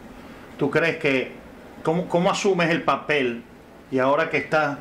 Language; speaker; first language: Spanish; native; Spanish